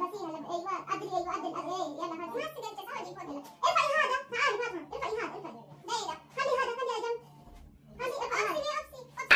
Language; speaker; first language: Arabic; non-native, learner; Oromo